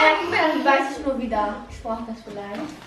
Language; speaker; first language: German; early bilingual, other home language; Cebuano